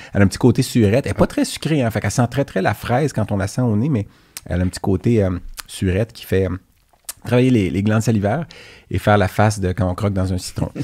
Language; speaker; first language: French; native; French